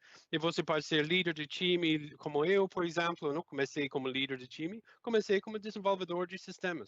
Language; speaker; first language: Portuguese; non-native, fluent; English